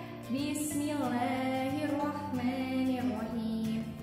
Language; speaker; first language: English; non-native, fluent; Indonesian